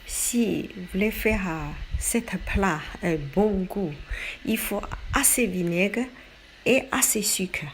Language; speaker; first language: French; non-native, learner; Chinese